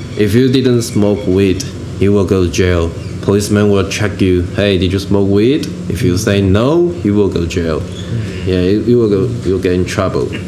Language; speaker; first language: English; non-native, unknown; Chinese